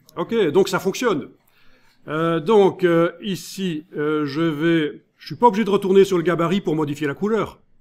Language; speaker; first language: French; native; French